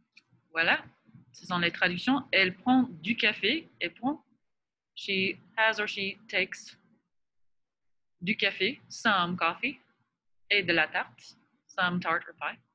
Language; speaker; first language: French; non-native, fluent; English